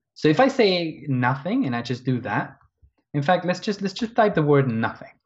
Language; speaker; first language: English; non-native, fluent; Spanish